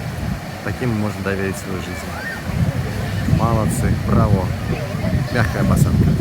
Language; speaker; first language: Russian; native; Russian